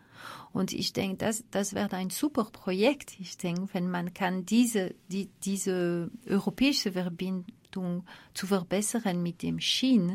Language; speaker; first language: German; non-native, fluent; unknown